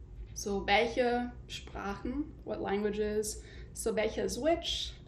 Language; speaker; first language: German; non-native, fluent; English